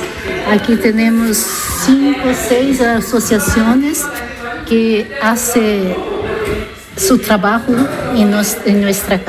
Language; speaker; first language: Spanish; non-native, learner; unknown